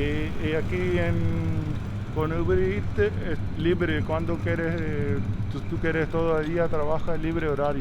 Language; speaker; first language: Spanish; non-native, learner; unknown